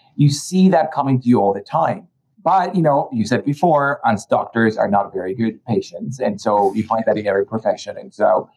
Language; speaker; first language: English; early bilingual, other home language; Spanish